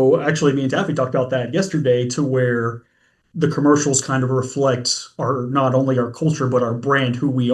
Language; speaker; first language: English; native; English